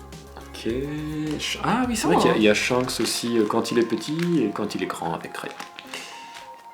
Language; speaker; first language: French; native; French